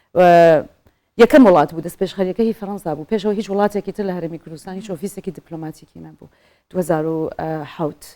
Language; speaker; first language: Central Kurdish; native; Central Kurdish